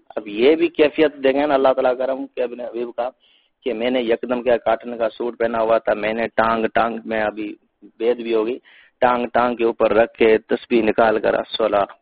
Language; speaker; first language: Urdu; non-native, local second language; Sindhi